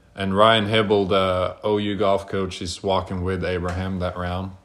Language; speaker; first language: English; non-native, fluent; Norwegian